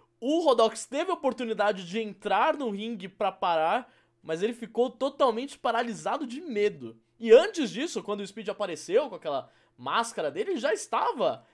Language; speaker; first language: Portuguese; native; Portuguese